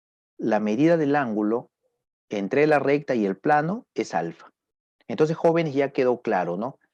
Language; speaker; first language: Spanish; native; Spanish